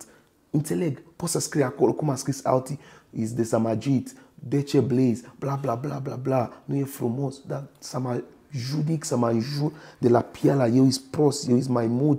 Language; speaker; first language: Romanian; non-native, fluent; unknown